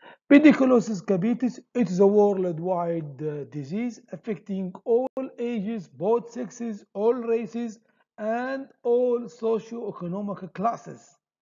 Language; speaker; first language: English; non-native, fluent; Arabic